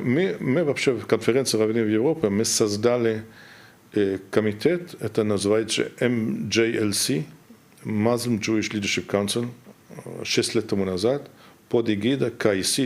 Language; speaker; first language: Russian; non-native, fluent; German